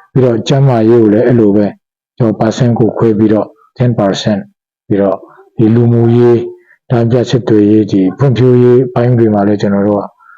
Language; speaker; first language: Burmese; non-native, local second language; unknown